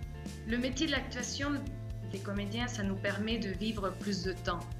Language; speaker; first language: French; early bilingual, heritage; French